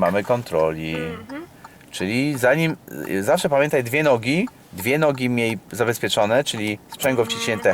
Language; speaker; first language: Polish; native; Polish